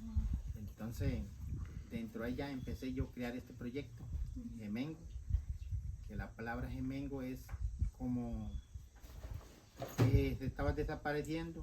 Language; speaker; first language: Spanish; non-native, local second language; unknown